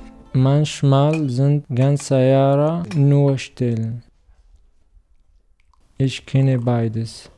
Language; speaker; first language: German; non-native, learner; Arabic